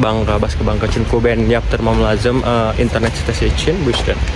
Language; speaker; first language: Turkish; non-native, learner; Indonesian